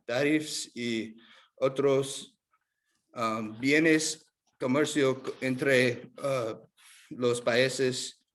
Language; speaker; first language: Spanish; non-native, learner; English